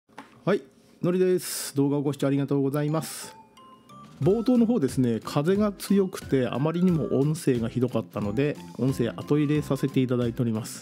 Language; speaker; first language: Japanese; native; Japanese